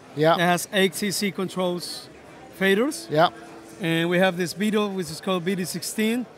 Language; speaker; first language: English; non-native, fluent; Spanish